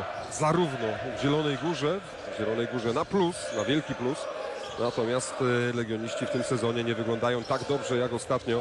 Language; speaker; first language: Polish; native; Polish